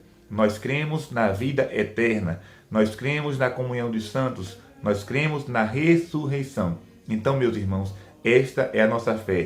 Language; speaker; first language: Portuguese; native; Portuguese